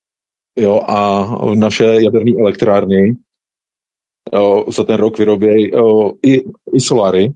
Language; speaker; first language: Czech; native; Czech